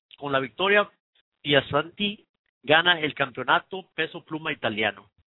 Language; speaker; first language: Spanish; native; Spanish